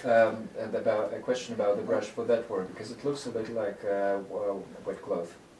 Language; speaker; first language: English; non-native, fluent; Russian